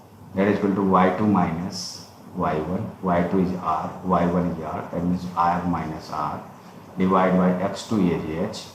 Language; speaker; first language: English; non-native, local second language; Hindi